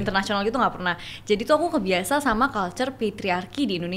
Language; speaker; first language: Indonesian; native; Indonesian